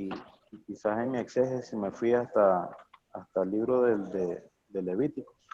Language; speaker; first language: Spanish; native; Spanish